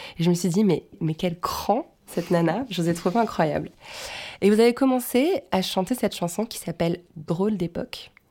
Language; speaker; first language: French; native; French